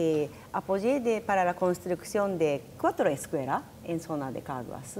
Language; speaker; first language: Spanish; non-native, learner; Japanese